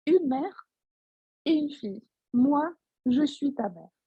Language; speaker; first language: French; non-native, fluent; Russian